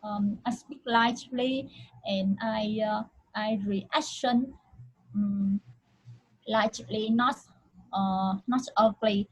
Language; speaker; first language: English; non-native, learner; Vietnamese